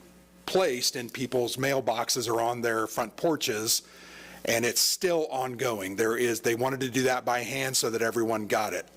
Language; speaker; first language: English; native; English